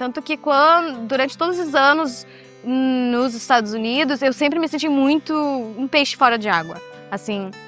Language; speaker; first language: Portuguese; non-native, fluent; Spanish